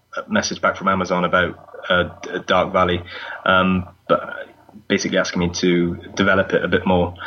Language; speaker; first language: English; native; English